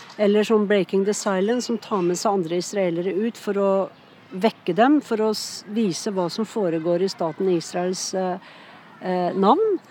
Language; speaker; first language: Norwegian; native; Norwegian